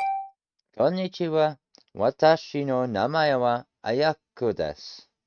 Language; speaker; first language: Japanese; non-native, learner; English